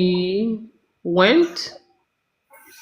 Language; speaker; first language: English; non-native, learner; French